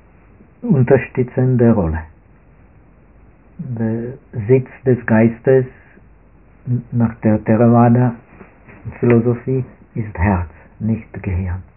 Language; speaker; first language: German; non-native, fluent; Czech